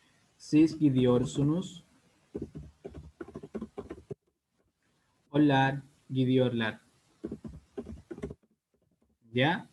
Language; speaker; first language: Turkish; non-native, learner; Spanish